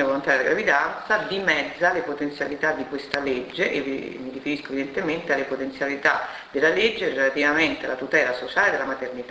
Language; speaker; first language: Italian; native; Italian